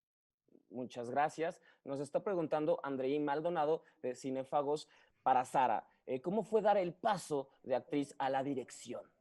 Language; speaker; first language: Spanish; native; Spanish